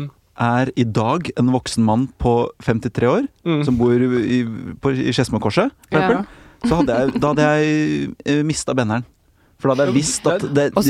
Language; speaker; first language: Norwegian; native; Norwegian